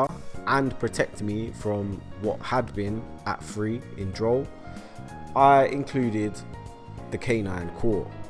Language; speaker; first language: English; native; English